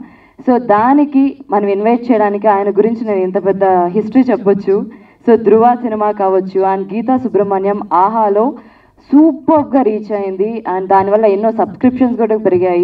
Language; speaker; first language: Telugu; native; Telugu